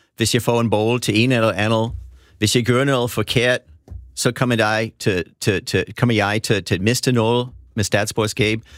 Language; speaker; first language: Danish; non-native, fluent; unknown